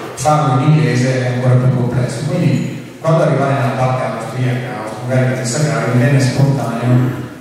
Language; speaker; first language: Italian; non-native, local second language; Venetian